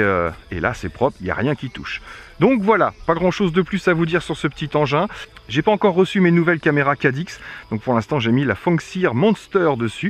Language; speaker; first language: French; native; French